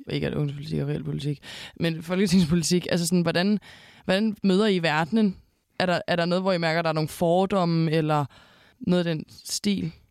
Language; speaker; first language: Danish; native; Danish